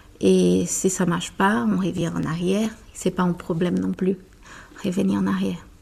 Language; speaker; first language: French; non-native, fluent; Portuguese